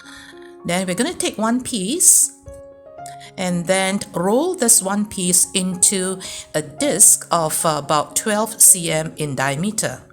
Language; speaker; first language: English; native; English